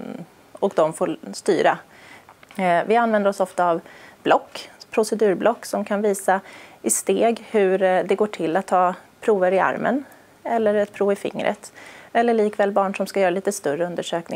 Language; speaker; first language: Swedish; native; Swedish